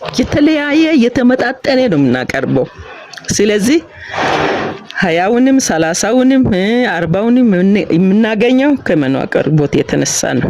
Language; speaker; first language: Amharic; non-native, local second language; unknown